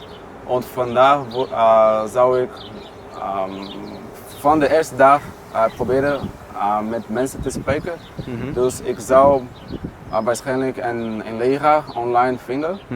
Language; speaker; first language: Dutch; non-native, fluent; Portuguese